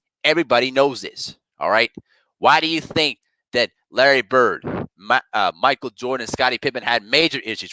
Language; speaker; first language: English; native; English